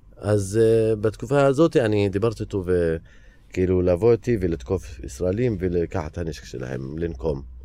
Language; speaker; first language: Hebrew; non-native, local second language; Arabic